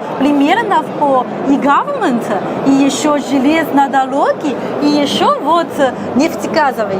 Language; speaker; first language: Russian; non-native, learner; Chinese